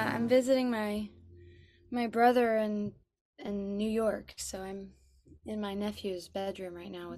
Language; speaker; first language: English; native; English